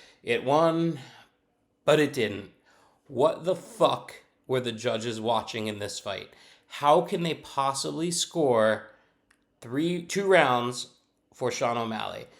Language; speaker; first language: English; native; English